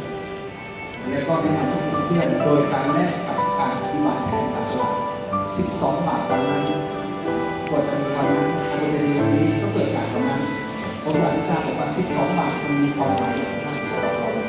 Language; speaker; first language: Thai; native; Thai